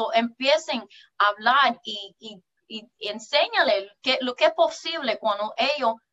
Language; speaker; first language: Spanish; early bilingual, heritage; English